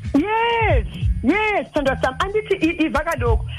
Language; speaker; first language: English; non-native, local second language; Xhosa